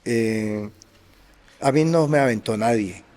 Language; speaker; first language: Spanish; native; Spanish